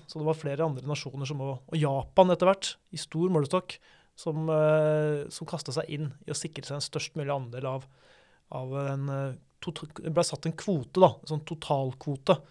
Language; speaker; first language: Norwegian; native; Norwegian